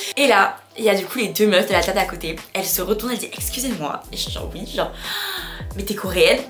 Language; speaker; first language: French; non-native, fluent; Khmer